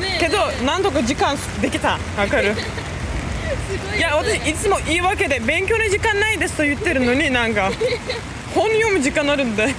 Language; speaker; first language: Japanese; non-native, learner; Turkish